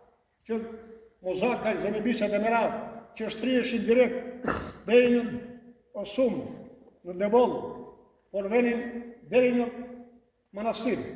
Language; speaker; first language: Albanian; native; Albanian